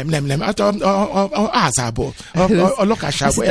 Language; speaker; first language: Hungarian; non-native, learner; Yoruba